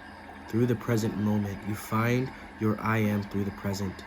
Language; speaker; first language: English; native; English